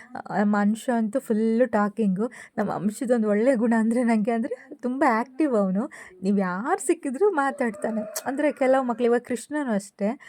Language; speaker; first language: Kannada; native; Kannada